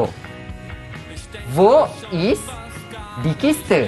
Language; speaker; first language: German; non-native, fluent; Malay